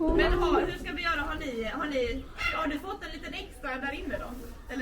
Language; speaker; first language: Swedish; native; Swedish